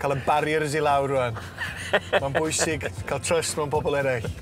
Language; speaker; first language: Welsh; native; Welsh